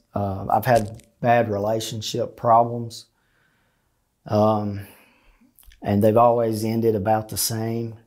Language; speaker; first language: English; native; English